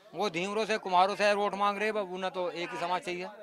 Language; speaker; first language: Hindi; native; Hindi